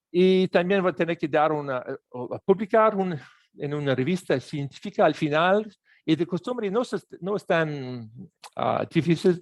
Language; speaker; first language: Spanish; non-native, fluent; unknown